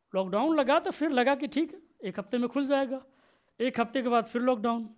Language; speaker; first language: Hindi; native; Hindi